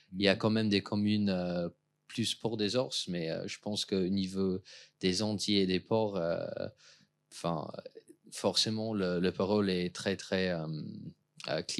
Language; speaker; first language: French; non-native, fluent; English